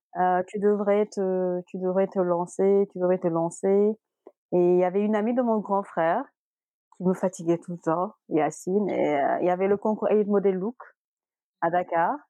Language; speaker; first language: French; non-native, local second language; Wolof